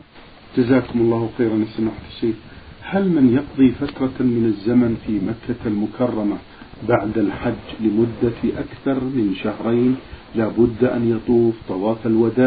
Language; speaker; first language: Arabic; native; Arabic